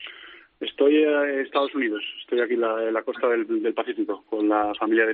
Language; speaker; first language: Spanish; native; Spanish